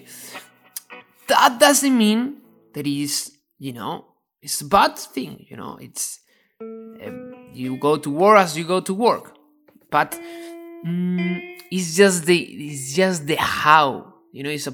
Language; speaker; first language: English; non-native, fluent; Spanish